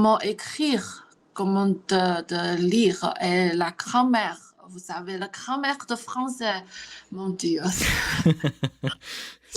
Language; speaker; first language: French; non-native, learner; Chinese